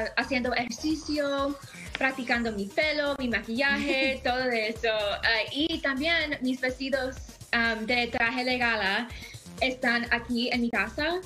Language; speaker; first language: Spanish; early bilingual, other home language; English